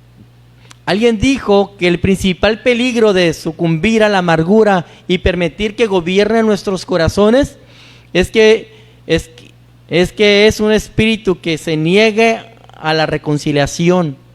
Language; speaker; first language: Spanish; native; Spanish